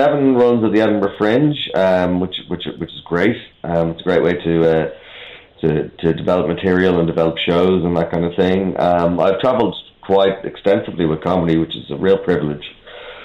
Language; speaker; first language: English; native; English